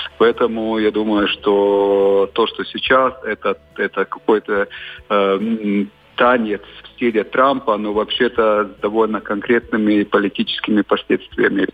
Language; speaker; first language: Russian; non-native, local second language; Latvian